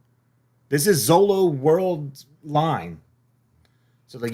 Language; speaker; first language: English; native; English